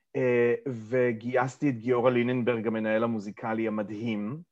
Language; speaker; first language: Hebrew; early bilingual, other home language; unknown